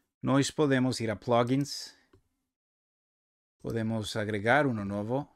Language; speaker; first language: Portuguese; non-native, learner; Spanish